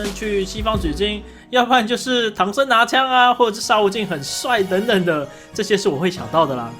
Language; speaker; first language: Chinese; native; Chinese